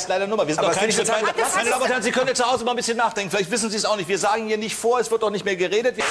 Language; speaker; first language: German; native; German